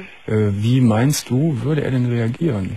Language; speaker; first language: German; native; German